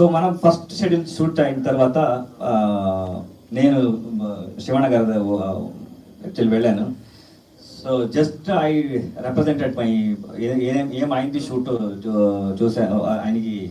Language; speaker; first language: Telugu; non-native, learner; Kannada